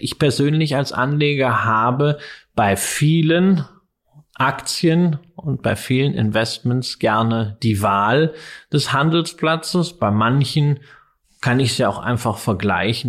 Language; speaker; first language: German; native; German